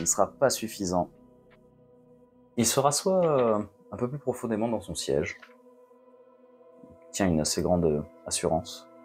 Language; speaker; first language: French; native; French